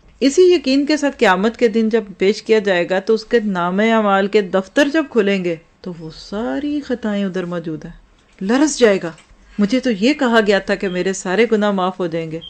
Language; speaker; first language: Urdu; native; Urdu